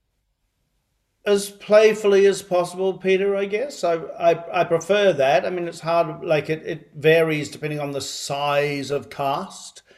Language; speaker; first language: English; native; English